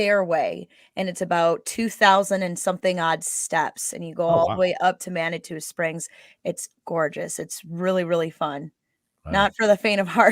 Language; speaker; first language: English; native; English